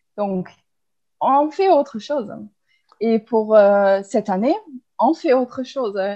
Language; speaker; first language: French; non-native, fluent; German